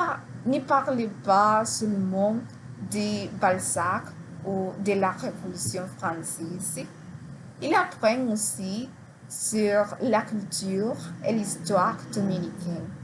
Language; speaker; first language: French; non-native, learner; Spanish